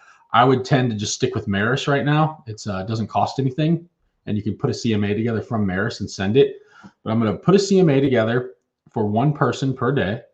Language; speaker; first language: English; native; English